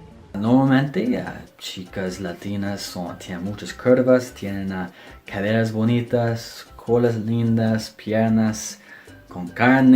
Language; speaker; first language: Spanish; non-native, fluent; English